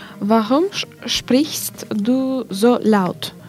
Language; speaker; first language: German; non-native, learner; Russian